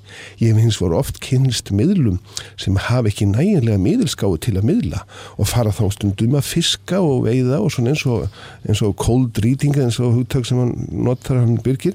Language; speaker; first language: Icelandic; native; Icelandic